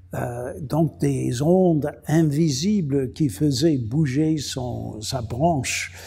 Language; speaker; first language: French; non-native, fluent; English